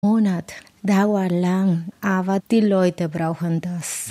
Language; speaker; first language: German; non-native, fluent; Spanish